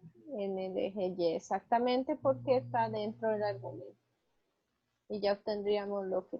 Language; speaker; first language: Spanish; native; Spanish